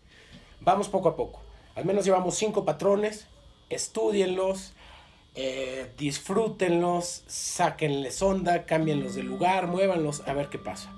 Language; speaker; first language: Spanish; native; Spanish